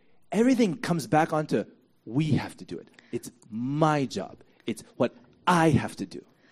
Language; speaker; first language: English; native; English